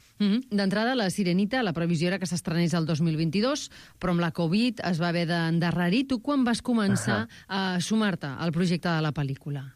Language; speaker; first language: Catalan; native; Catalan